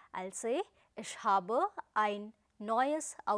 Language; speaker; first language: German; non-native, fluent; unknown